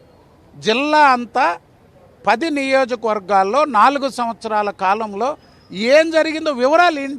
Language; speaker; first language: Telugu; native; Telugu